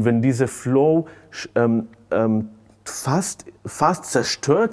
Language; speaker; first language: German; non-native, fluent; Hebrew